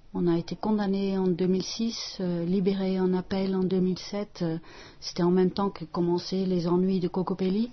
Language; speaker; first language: French; non-native, fluent; Dutch